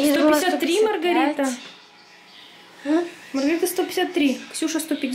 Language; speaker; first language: Russian; native; Russian